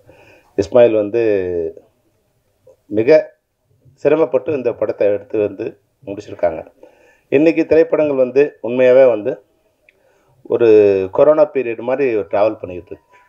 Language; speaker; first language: Tamil; native; Tamil